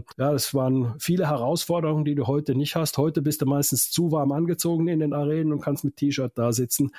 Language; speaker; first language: German; non-native, fluent; Finnish